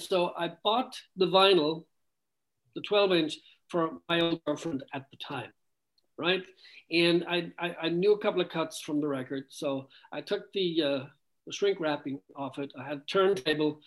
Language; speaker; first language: English; native; English